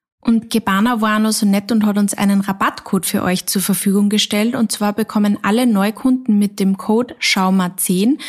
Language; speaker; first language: German; native; German